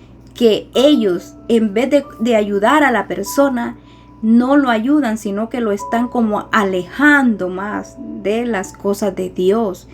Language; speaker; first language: Spanish; native; Spanish